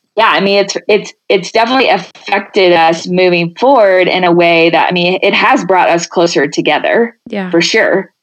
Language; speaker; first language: English; native; English